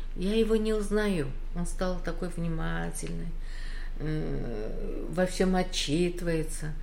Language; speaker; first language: Russian; native; Russian